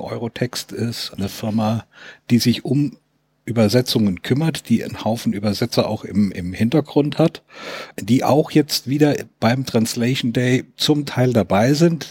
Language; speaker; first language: German; native; German